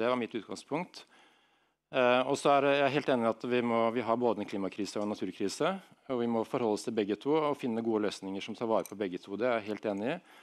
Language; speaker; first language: Norwegian; native; Norwegian